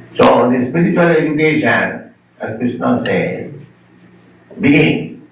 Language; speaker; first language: English; non-native, local second language; Bangla